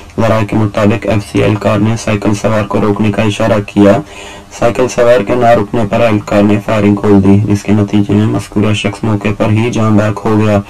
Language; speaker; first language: Urdu; non-native, local second language; Baluchi